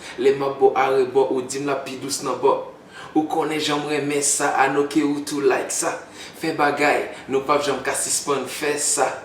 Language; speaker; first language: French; non-native, local second language; Haitian Creole